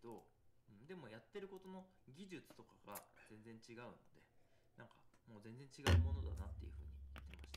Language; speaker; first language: Japanese; native; Japanese